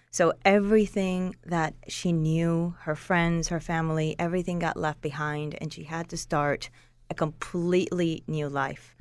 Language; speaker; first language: English; non-native, fluent; Spanish